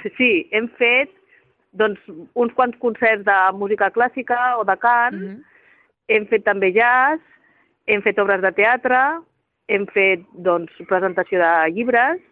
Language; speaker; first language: Catalan; native; Catalan